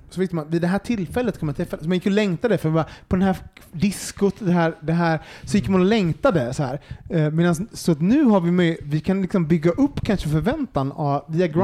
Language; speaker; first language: Swedish; native; Swedish